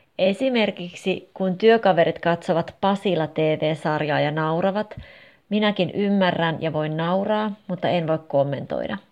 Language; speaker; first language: Finnish; native; Finnish